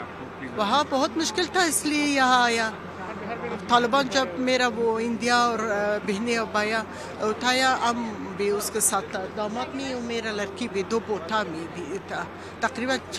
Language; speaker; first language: Hindi; non-native, learner; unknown